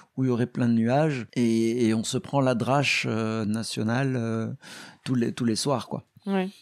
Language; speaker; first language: French; native; French